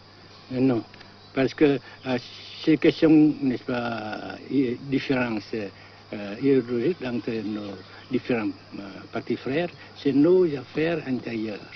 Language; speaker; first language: French; non-native, fluent; Vietnamese